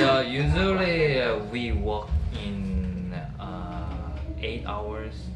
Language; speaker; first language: English; non-native, learner; Korean